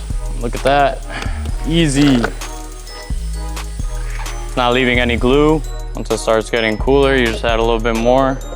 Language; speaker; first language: English; native; English